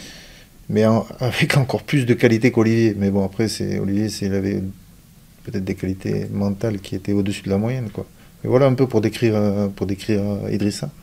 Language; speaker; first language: French; native; French